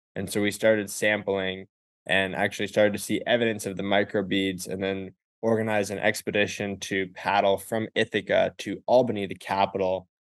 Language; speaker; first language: English; native; English